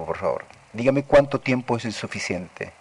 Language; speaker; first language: Spanish; native; Spanish